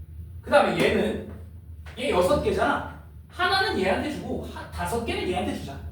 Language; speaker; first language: Korean; native; Korean